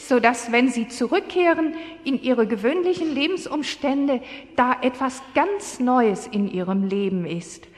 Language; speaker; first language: German; native; German